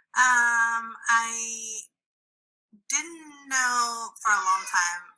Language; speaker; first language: English; early bilingual, other home language; Spanish